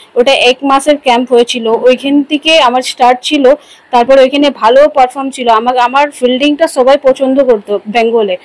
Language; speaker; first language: Bangla; non-native, local second language; Hindi